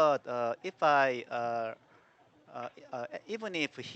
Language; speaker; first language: English; non-native, learner; Korean